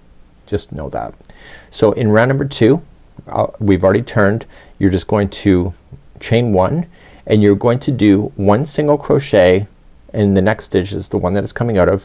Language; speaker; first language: English; native; English